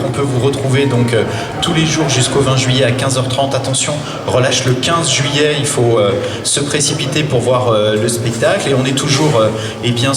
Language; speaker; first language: French; native; French